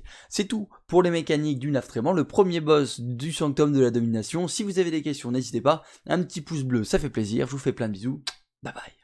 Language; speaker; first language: French; native; French